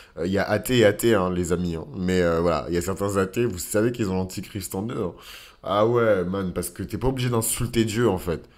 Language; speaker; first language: French; native; French